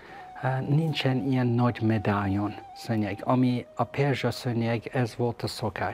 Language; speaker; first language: Hungarian; non-native, learner; Persian